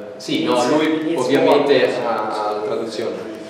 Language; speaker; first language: Italian; native; Italian